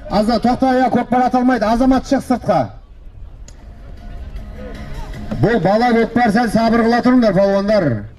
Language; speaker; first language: Kazakh; native; Kazakh